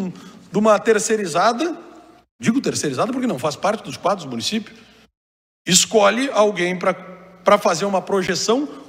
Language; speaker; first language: Portuguese; native; Portuguese